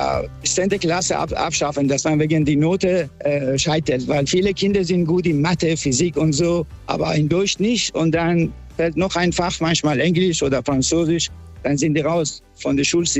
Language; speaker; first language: German; non-native, fluent; Persian